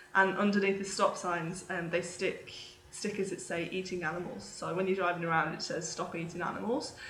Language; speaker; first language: English; native; English